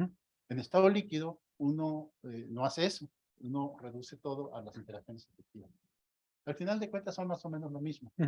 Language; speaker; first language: Spanish; native; Spanish